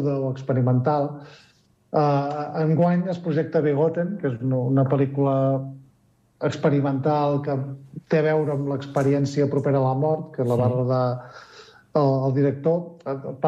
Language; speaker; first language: Catalan; native; Catalan